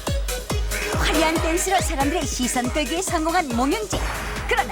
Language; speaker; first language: Korean; native; Korean